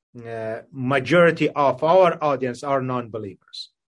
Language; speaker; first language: English; non-native, fluent; Persian